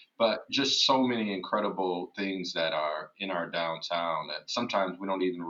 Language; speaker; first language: English; native; English